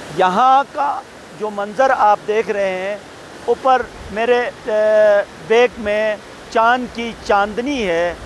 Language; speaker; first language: Urdu; non-native, local second language; Sicilian